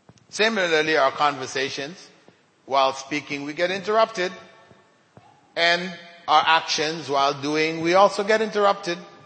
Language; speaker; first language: English; native; English